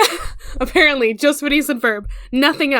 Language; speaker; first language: English; native; English